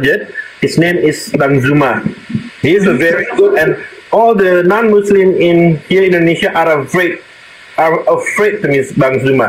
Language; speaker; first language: English; non-native, learner; Indonesian